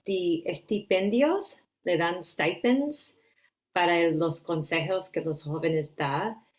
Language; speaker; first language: Spanish; early bilingual, heritage; Spanish